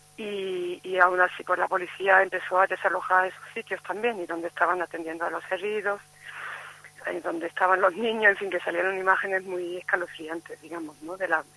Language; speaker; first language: Spanish; non-native, fluent; Turkish